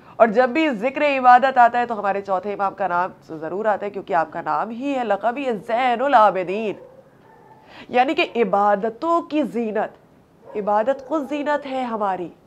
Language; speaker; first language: Hindi; native; Hindi